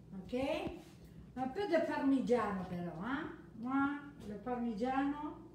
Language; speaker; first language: French; native; French